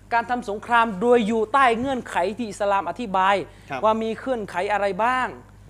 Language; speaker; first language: Thai; native; Thai